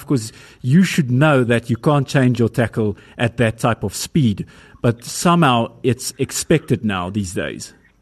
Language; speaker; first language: English; non-native, local second language; Afrikaans